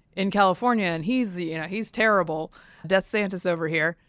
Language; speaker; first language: English; native; English